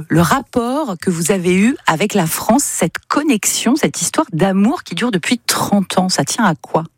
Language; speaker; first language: French; native; French